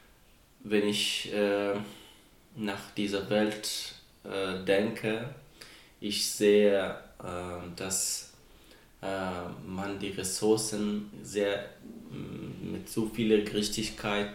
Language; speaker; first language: German; non-native, fluent; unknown